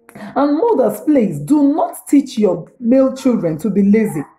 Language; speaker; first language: English; non-native, local second language; Igbo